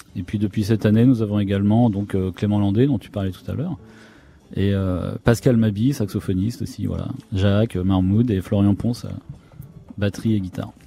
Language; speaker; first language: French; native; French